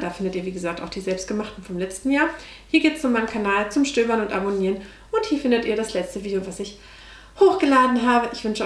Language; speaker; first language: German; native; German